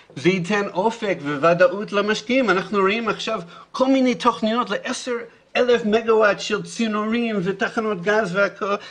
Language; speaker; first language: Hebrew; non-native, fluent; English